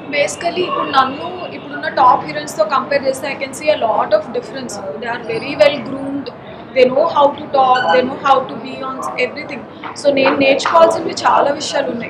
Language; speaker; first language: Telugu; non-native, local second language; Marathi